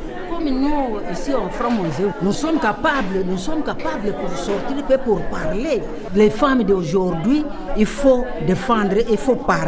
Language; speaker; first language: French; non-native, learner; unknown